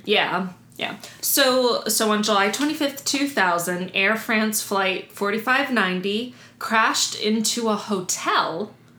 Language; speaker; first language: English; native; English